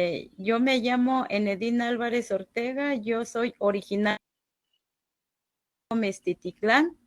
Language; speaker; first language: Spanish; non-native, local second language; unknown